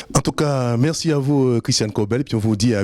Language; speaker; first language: French; native; French